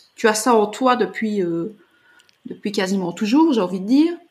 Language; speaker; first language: French; native; French